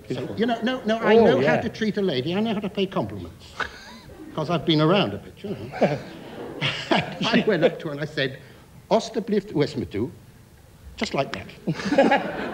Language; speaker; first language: English; native; English